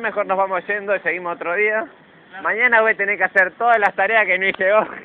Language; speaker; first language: Spanish; native; Spanish